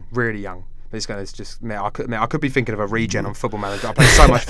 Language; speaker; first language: English; native; English